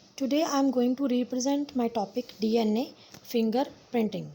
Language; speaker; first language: English; non-native, local second language; Punjabi